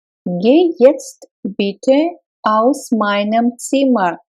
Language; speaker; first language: German; non-native, fluent; Russian